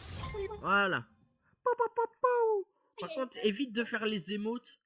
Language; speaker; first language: French; native; French